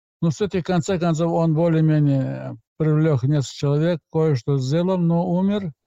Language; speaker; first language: Russian; non-native, local second language; Azerbaijani